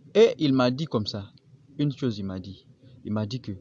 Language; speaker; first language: French; non-native, local second language; Baoulé